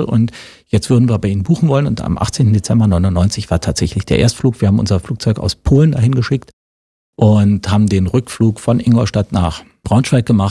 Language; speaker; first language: German; native; German